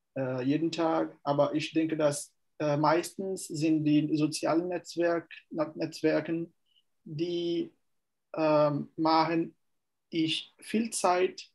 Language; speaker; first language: German; non-native, fluent; Portuguese